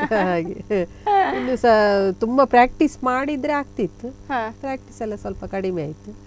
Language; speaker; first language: Kannada; native; Kannada